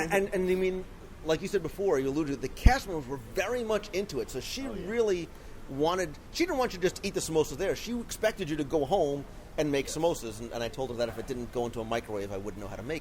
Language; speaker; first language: English; native; English